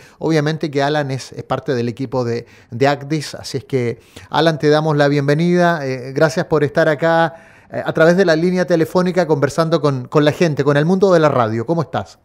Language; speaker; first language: Spanish; native; Spanish